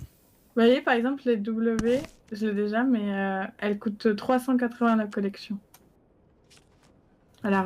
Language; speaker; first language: French; native; French